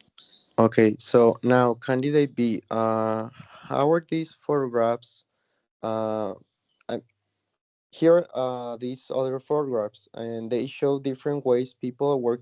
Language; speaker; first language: English; non-native, learner; Spanish